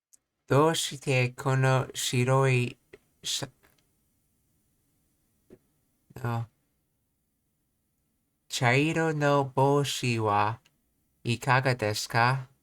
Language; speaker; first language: Japanese; non-native, learner; English